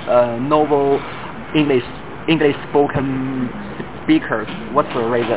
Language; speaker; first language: English; non-native, fluent; Chinese